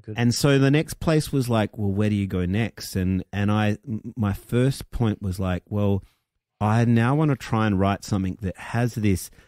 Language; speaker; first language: English; native; English